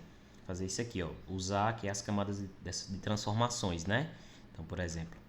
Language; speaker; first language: Portuguese; native; Portuguese